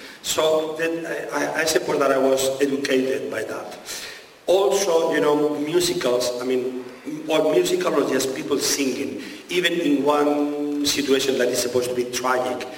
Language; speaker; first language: English; non-native, fluent; Spanish